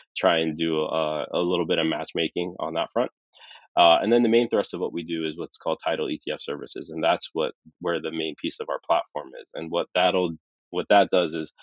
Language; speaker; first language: English; early bilingual, other home language; Arabic